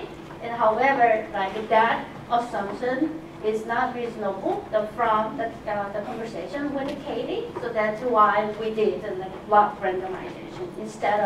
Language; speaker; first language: English; non-native, fluent; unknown